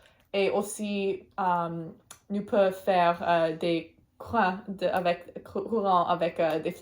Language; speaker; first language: French; non-native, learner; Swedish